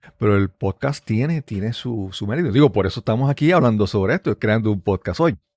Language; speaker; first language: Spanish; native; Spanish